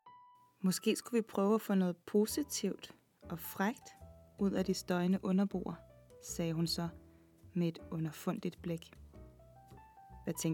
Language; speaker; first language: Danish; native; Danish